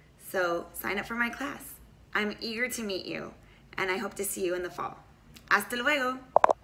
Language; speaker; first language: English; native; English